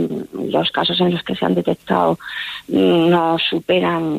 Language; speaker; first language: Spanish; native; Spanish